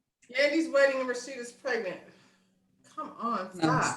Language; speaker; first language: English; native; English